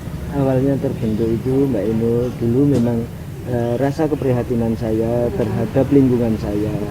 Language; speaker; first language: Indonesian; non-native, local second language; Javanese